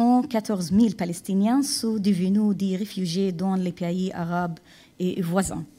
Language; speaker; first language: French; non-native, fluent; Arabic